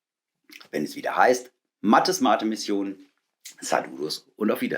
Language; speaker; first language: German; native; German